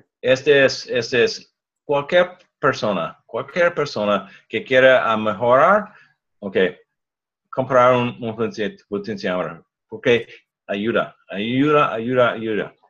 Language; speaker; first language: Spanish; non-native, learner; English